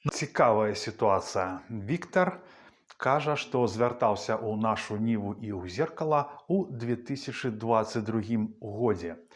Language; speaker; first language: Belarusian; non-native, local second language; Russian